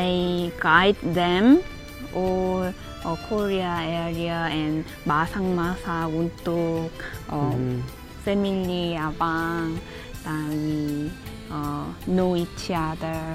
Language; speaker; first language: English; non-native, learner; Korean